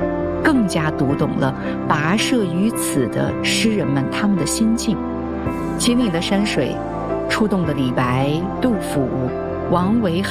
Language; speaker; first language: Chinese; native; Chinese